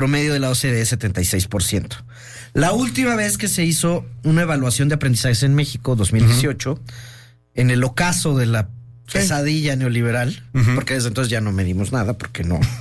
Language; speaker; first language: Spanish; native; Spanish